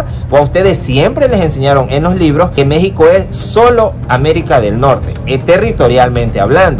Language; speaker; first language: Spanish; native; Spanish